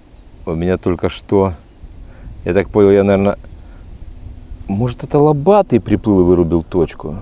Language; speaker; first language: Russian; native; Russian